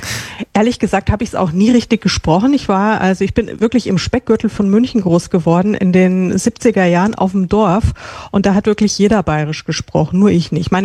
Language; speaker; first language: German; native; German